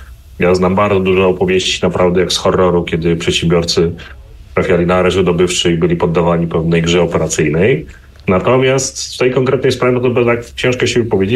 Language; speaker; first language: Polish; native; Polish